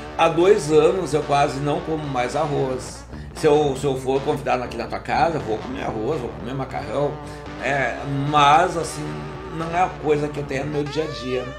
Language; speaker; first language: Portuguese; native; Portuguese